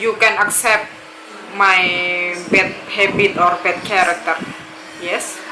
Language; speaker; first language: English; non-native, local second language; Indonesian